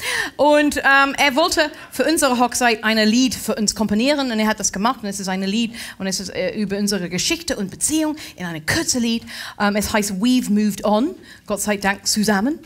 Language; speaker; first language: German; non-native, fluent; English